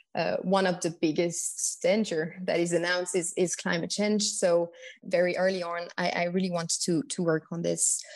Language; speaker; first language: English; non-native, fluent; French